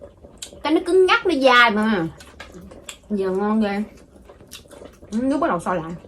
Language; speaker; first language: Vietnamese; native; Vietnamese